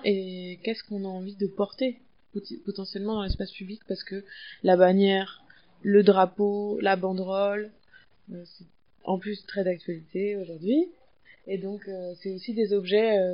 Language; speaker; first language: French; native; French